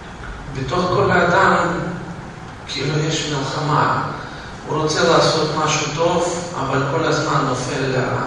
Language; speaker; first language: Hebrew; non-native, fluent; Russian